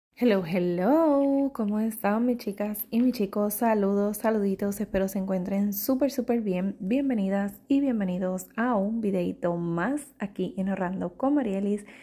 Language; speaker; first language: Spanish; native; Spanish